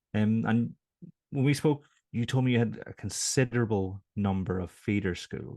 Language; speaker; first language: English; native; English